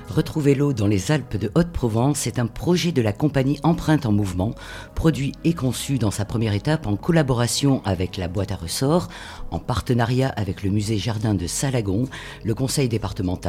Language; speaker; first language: French; native; French